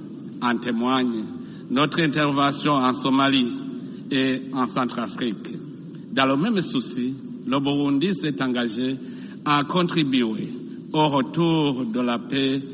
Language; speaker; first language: French; non-native, local second language; Rundi